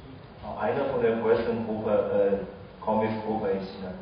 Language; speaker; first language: German; non-native, fluent; Chinese